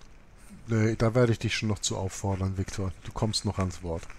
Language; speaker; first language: German; native; German